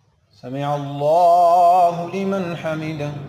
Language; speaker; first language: Arabic; native; Arabic